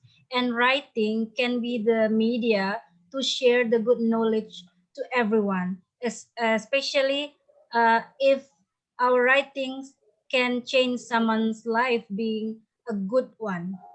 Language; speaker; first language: English; non-native, fluent; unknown